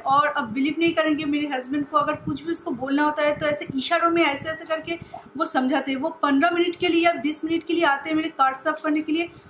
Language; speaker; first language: Hindi; non-native, local second language; Bangla